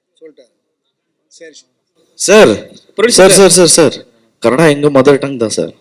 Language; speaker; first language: Tamil; non-native, learner; Kannada